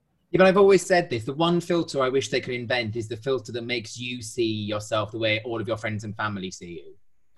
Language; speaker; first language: English; native; English